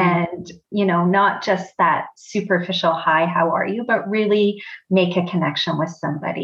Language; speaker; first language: English; native; English